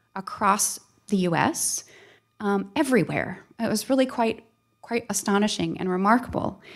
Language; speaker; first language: English; native; English